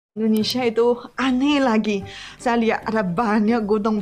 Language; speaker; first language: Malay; non-native, local second language; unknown